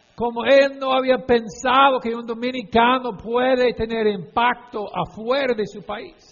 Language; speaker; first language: Spanish; non-native, fluent; English